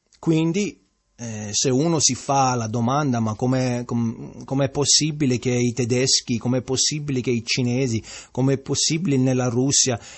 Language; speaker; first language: Italian; early bilingual, heritage; Italian